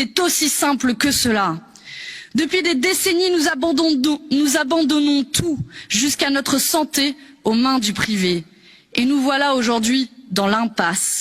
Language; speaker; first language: French; native; French